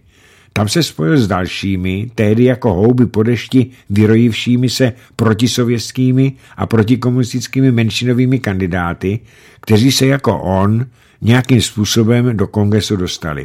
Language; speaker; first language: Czech; native; Czech